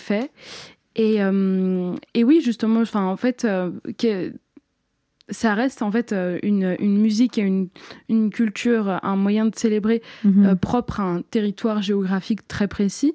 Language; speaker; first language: French; early bilingual, other home language; Arabic